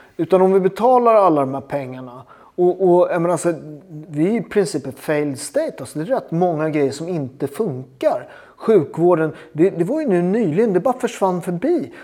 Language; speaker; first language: Swedish; native; Swedish